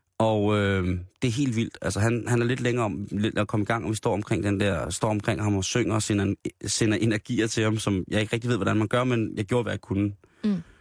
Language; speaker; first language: Danish; native; Danish